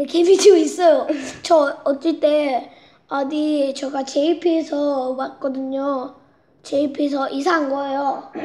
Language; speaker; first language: Korean; early bilingual, heritage; Korean